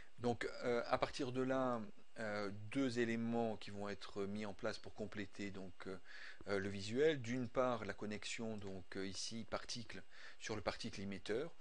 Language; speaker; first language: French; native; French